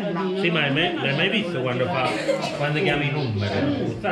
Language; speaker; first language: Italian; native; Italian